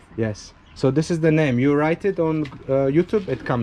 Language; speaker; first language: English; non-native, fluent; Azerbaijani